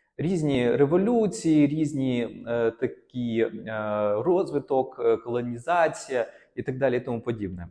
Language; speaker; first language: Ukrainian; non-native, local second language; Russian